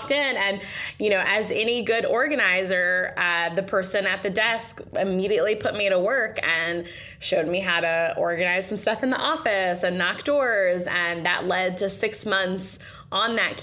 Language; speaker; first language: English; native; English